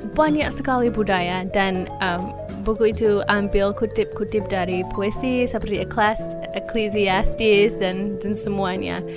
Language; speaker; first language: Indonesian; non-native, fluent; English